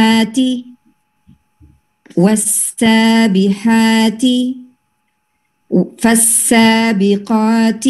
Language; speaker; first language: Arabic; non-native, learner; Urdu